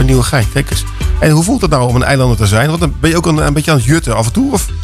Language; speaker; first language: Dutch; native; Dutch